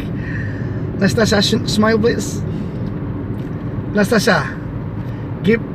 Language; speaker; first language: English; non-native, learner; Indonesian